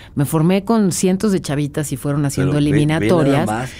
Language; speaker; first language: Spanish; native; Spanish